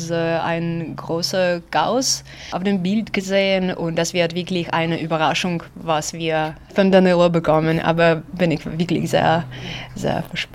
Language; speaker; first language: German; non-native, learner; Ukrainian